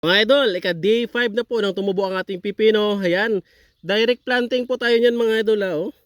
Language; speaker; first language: Filipino; non-native, local second language; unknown